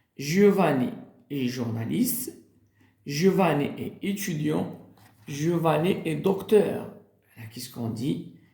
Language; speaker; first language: French; non-native, local second language; Arabic